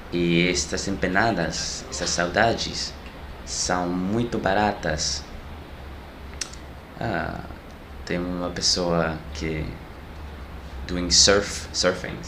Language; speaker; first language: Portuguese; non-native, learner; French